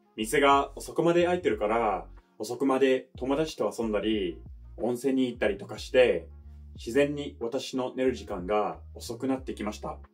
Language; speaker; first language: Japanese; non-native, fluent; English